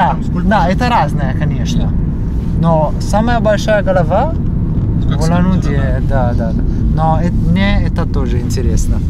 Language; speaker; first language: Russian; non-native, learner; Italian